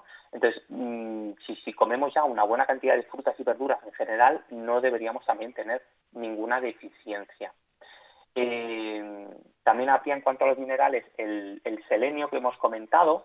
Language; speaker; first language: Spanish; native; Spanish